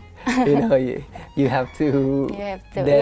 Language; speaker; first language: English; non-native, fluent; Indonesian